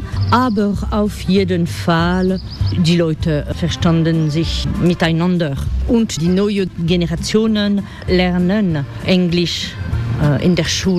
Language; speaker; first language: German; non-native, learner; French